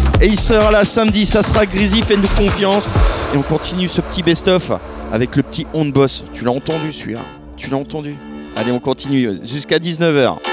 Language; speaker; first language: French; native; French